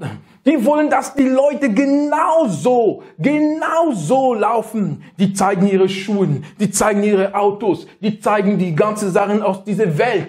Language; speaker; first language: German; non-native, learner; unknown